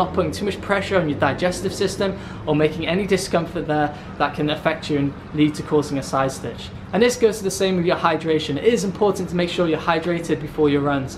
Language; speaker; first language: English; native; English